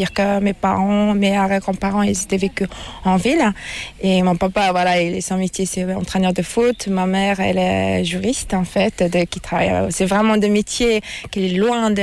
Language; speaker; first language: French; non-native, fluent; Mongolian